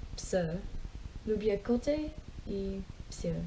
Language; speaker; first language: Polish; non-native, learner; English